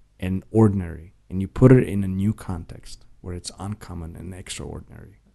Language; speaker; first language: English; non-native, fluent; Romanian